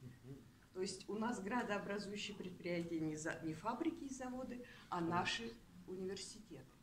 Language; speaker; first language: Russian; native; Russian